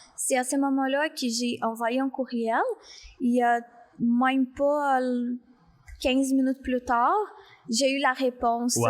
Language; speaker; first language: French; non-native, fluent; Portuguese